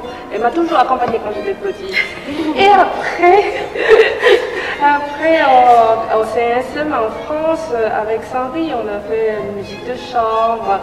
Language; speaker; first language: French; non-native, fluent; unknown